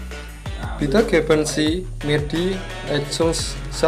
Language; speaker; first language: German; non-native, learner; Indonesian